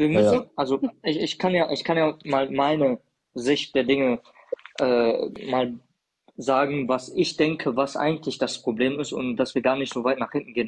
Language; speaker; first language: German; early bilingual, other home language; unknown